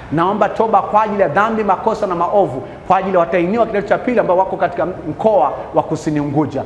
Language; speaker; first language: Swahili; native; Swahili